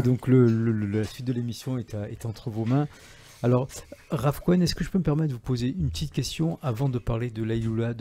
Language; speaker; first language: French; native; French